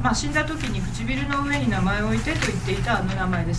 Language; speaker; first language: Japanese; native; Japanese